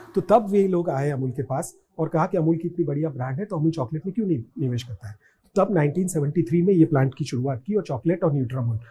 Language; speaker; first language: Hindi; non-native, local second language; Gujarati